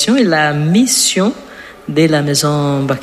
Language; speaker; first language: French; non-native, fluent; Portuguese